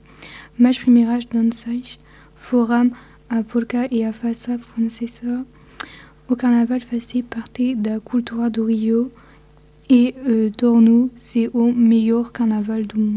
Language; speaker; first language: Portuguese; non-native, learner; French